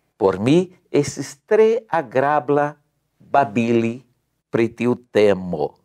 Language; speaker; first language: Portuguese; native; Portuguese